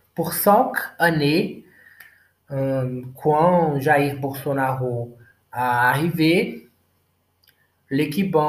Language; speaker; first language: French; non-native, learner; Portuguese